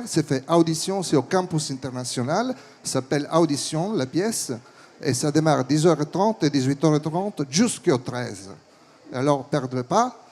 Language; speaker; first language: French; non-native, fluent; Italian